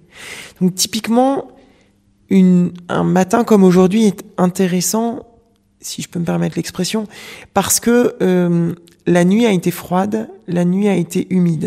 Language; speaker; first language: French; native; French